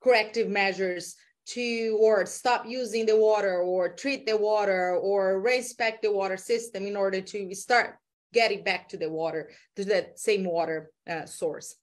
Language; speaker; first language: English; non-native, fluent; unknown